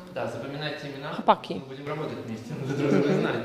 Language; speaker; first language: Russian; native; Russian